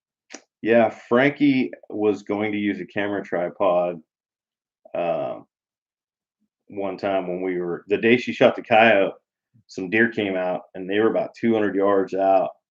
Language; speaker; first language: English; native; English